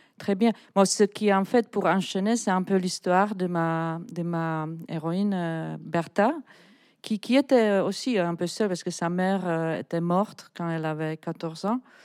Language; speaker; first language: French; non-native, fluent; Czech